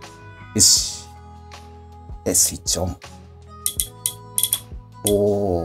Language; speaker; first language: Japanese; native; Japanese